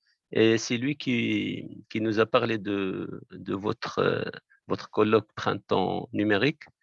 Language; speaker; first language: French; non-native, local second language; Arabic